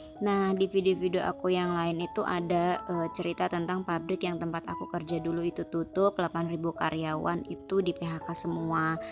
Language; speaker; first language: Indonesian; native; Indonesian